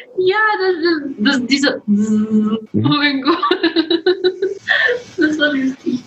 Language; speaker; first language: German; non-native, learner; Russian